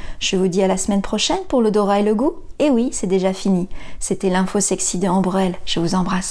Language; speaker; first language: French; native; French